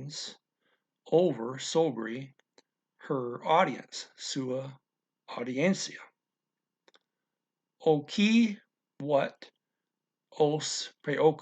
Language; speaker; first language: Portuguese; non-native, learner; English